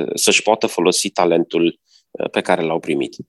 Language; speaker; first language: Romanian; native; Romanian